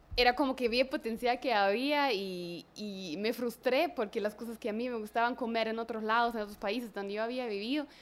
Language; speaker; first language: Spanish; non-native, fluent; German